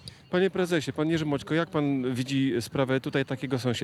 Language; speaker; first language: Polish; native; Polish